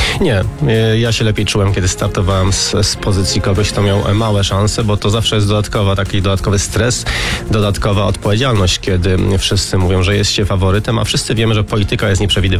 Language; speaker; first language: Polish; native; Polish